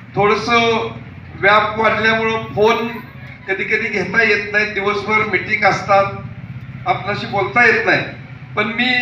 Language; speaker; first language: Marathi; native; Marathi